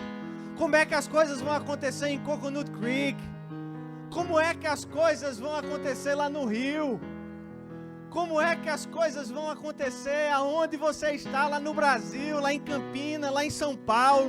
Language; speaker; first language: Portuguese; native; Portuguese